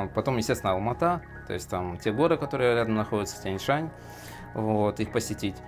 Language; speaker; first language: Russian; native; Russian